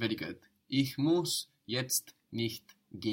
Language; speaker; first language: German; non-native, fluent; English